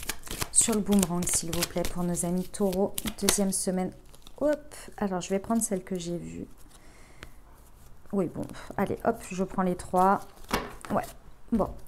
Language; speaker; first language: French; native; French